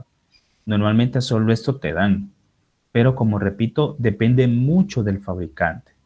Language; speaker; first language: Spanish; native; Spanish